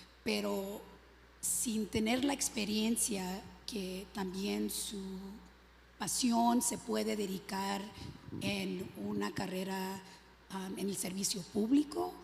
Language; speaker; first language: Spanish; early bilingual, other home language; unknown